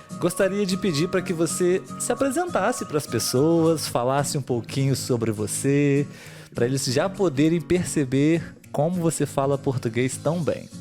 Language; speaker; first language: Portuguese; native; Portuguese